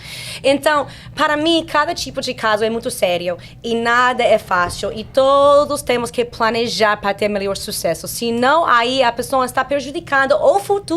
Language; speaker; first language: Portuguese; non-native, fluent; English